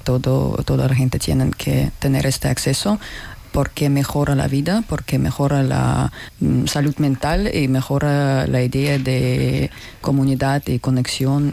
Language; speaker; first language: Spanish; non-native, learner; Russian